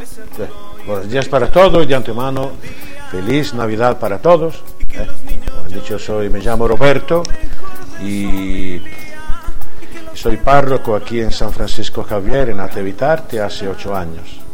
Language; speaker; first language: Spanish; non-native, fluent; Italian